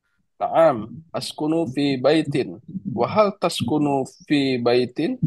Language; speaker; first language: Arabic; non-native, learner; Indonesian